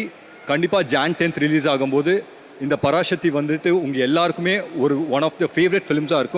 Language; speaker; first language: Tamil; native; Tamil